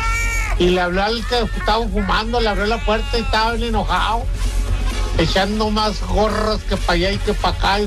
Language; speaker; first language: Spanish; native; Spanish